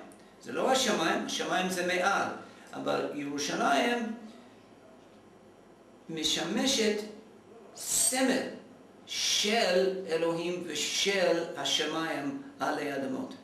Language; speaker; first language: Hebrew; non-native, fluent; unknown